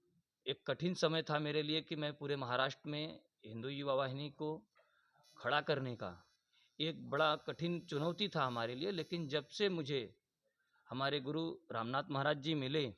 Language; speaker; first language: Hindi; native; Hindi